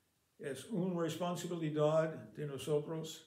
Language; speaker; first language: Spanish; non-native, fluent; English